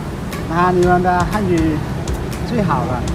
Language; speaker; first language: Chinese; non-native, learner; Lao